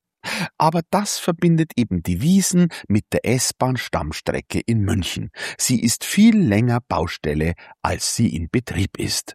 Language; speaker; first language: German; native; German